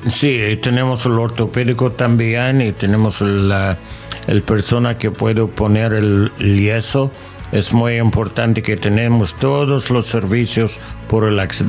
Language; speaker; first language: Spanish; non-native, learner; English